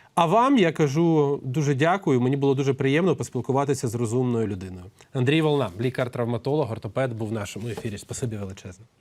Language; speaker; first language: Ukrainian; native; Ukrainian